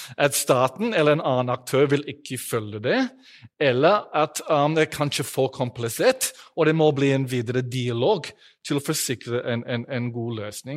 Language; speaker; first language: Norwegian; non-native, fluent; English